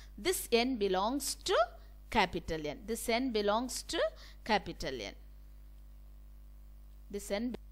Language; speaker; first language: English; non-native, local second language; Tamil